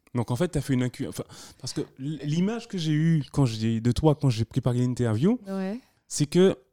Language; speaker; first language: French; native; French